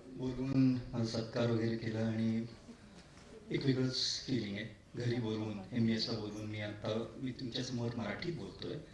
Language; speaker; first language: Marathi; non-native, local second language; Tamil